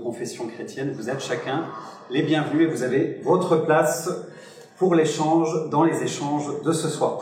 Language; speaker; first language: French; native; French